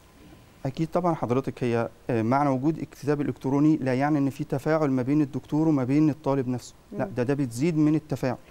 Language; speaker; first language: Arabic; native; Arabic